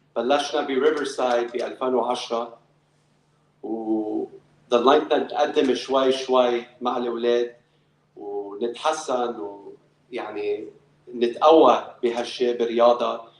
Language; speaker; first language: Arabic; early bilingual, other home language; English